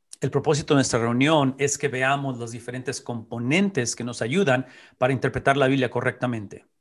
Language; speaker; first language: Spanish; native; Spanish